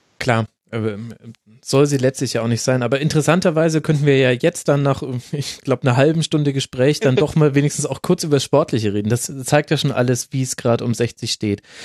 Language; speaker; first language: German; native; German